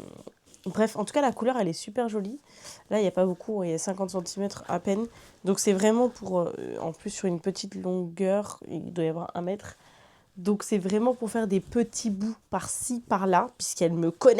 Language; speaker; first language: French; native; French